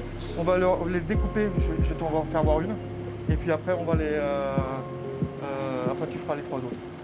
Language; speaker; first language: French; native; French